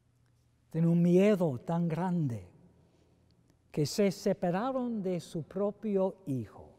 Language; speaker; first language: Spanish; non-native, fluent; English